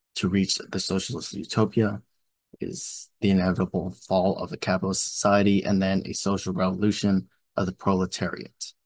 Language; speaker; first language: English; native; English